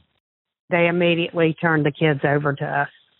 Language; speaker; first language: English; native; English